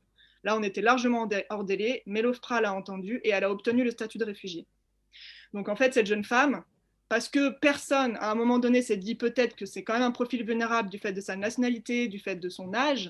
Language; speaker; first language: French; native; French